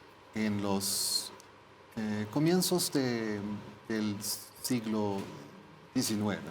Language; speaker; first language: Spanish; non-native, fluent; Swedish